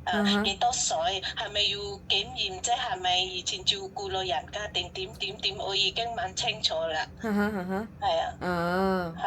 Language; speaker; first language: Cantonese; non-native, fluent; Indonesian